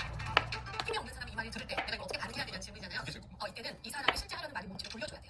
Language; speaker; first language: Korean; native; Korean